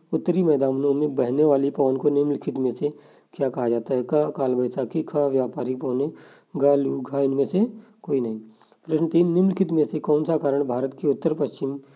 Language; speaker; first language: Hindi; native; Hindi